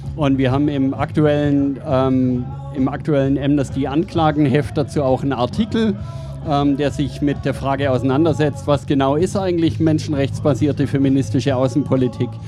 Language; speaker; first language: German; native; German